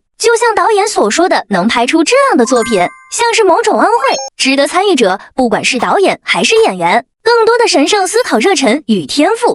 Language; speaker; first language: Chinese; native; Chinese